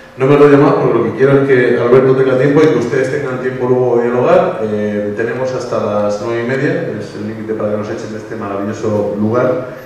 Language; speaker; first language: Spanish; native; Spanish